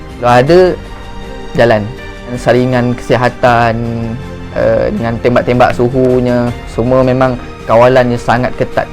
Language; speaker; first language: Malay; native; Malay